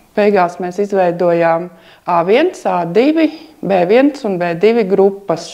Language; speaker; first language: Latvian; native; Latvian